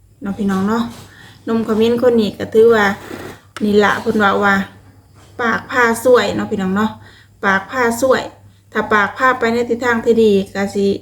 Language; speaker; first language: Thai; non-native, local second language; Lao